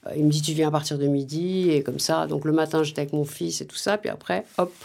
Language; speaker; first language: French; native; French